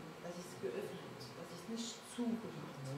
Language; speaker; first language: German; non-native, learner; French